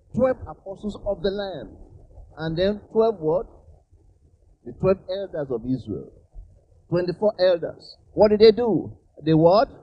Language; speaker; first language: English; non-native, local second language; Yoruba